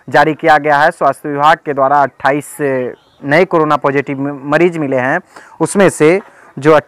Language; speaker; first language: Hindi; native; Hindi